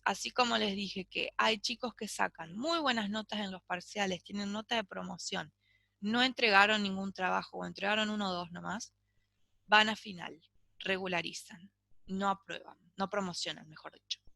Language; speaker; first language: Spanish; native; Spanish